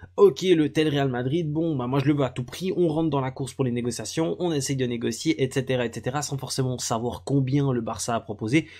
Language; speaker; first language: French; native; French